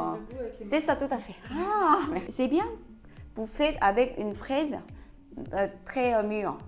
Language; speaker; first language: French; non-native, learner; Korean